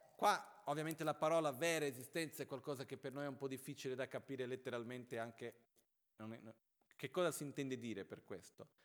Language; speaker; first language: Italian; non-native, fluent; Portuguese